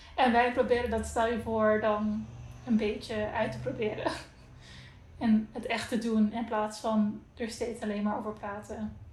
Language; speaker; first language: Dutch; non-native, local second language; Papiamento